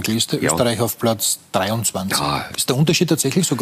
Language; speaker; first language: German; native; German